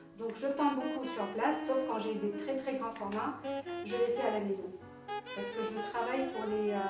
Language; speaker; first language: French; non-native, local second language; Arabic